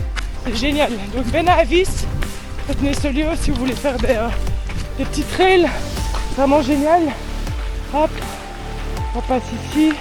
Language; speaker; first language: French; native; French